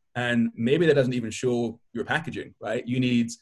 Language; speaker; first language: English; native; English